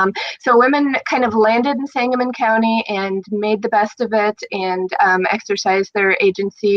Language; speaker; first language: English; native; English